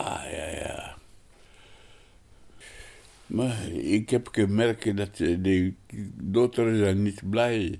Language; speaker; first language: Dutch; non-native, learner; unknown